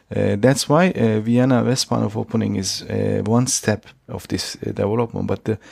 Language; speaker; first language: English; non-native, fluent; Turkish